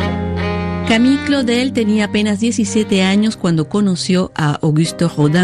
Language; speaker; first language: Spanish; native; Spanish